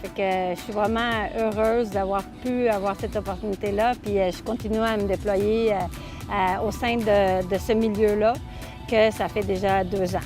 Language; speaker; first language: French; non-native, fluent; Spanish